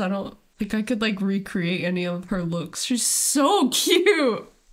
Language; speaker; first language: English; native; English